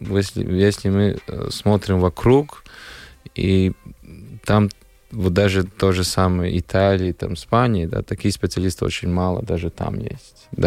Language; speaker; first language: Russian; non-native, local second language; Latvian